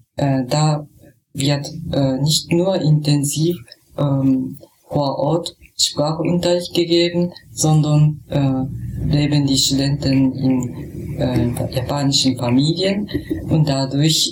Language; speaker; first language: German; non-native, fluent; Japanese